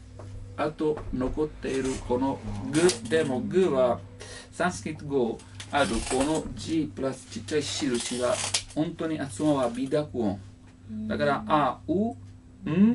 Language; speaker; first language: Japanese; non-native, learner; Italian